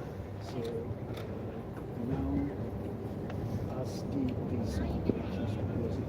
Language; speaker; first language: English; non-native, learner; Ukrainian